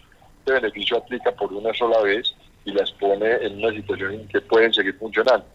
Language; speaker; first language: Spanish; native; Spanish